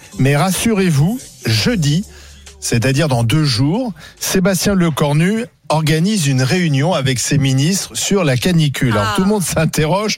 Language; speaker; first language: French; native; French